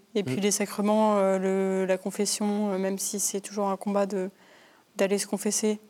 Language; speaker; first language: French; native; French